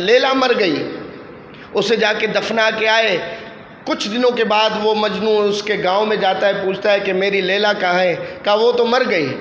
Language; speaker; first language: Urdu; non-native, local second language; Sindhi